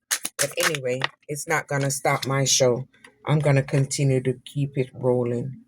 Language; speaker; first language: English; native; English